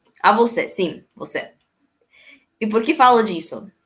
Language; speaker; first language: Portuguese; non-native, learner; Spanish